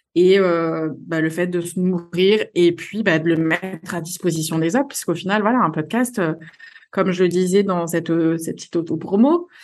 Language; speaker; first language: French; native; French